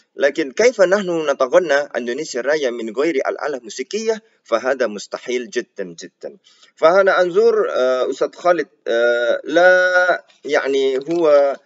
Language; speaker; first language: Arabic; non-native, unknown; Indonesian